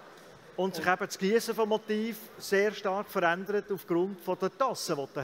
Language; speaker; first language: German; native; German